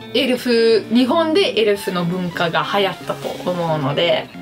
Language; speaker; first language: Japanese; non-native, fluent; Italian